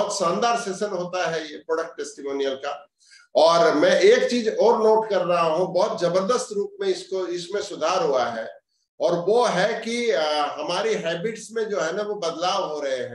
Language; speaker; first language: Hindi; native; Hindi